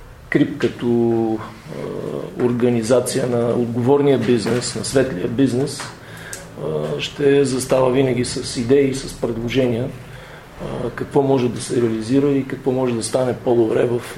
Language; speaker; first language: Bulgarian; native; Bulgarian